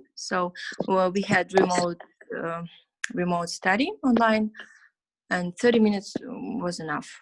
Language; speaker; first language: English; non-native, learner; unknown